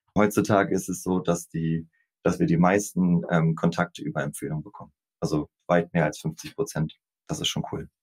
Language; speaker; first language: German; native; German